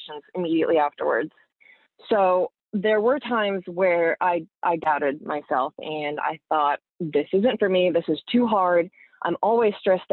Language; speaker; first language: English; native; English